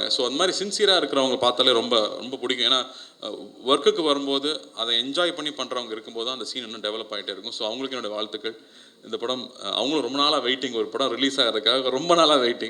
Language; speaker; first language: Tamil; native; Tamil